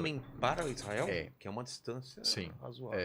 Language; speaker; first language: Portuguese; native; Portuguese